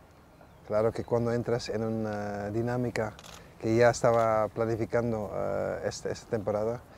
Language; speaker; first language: Spanish; non-native, fluent; Dutch